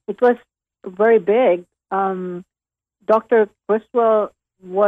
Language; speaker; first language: English; non-native, local second language; Hiligaynon